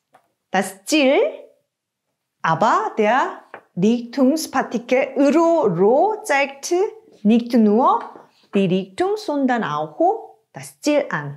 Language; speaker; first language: German; non-native, fluent; Korean